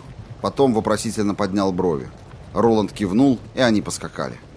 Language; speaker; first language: Russian; native; Russian